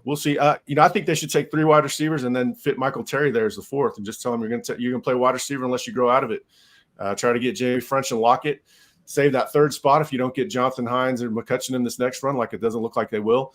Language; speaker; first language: English; native; English